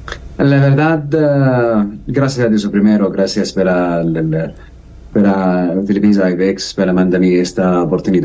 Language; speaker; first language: Spanish; non-native, learner; Arabic